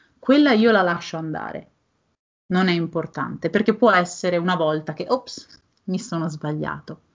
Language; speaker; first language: Italian; native; Italian